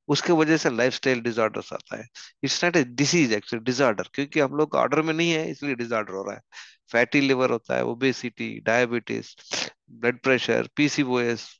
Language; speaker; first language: Hindi; non-native, local second language; Telugu